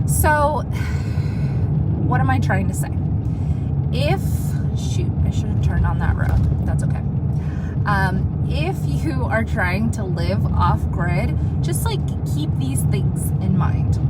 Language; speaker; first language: English; native; English